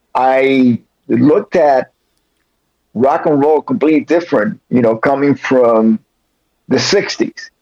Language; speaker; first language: English; early bilingual, other home language; Spanish